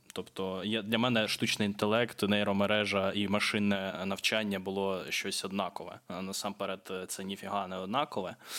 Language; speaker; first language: Ukrainian; non-native, local second language; Russian